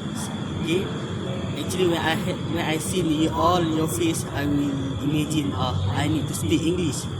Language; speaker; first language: English; non-native, learner; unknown